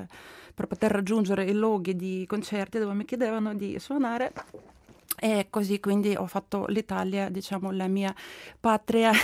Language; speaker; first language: Italian; non-native, fluent; Ukrainian